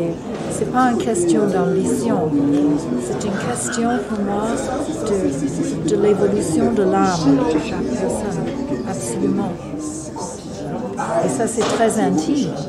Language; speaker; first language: French; non-native, fluent; English